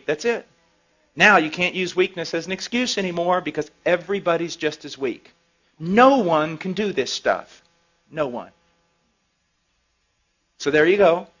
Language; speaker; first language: English; native; English